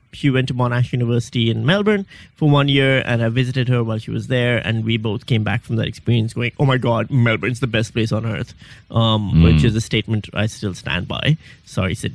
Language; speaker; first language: English; non-native, local second language; Urdu